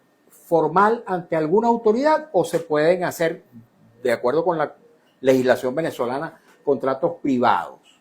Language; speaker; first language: Spanish; native; Spanish